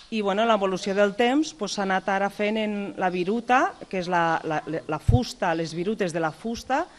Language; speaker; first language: Catalan; native; Catalan